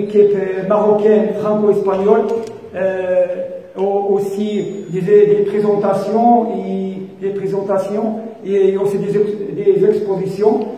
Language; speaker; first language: French; non-native, fluent; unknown